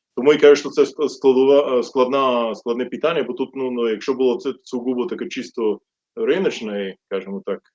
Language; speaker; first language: Ukrainian; non-native, fluent; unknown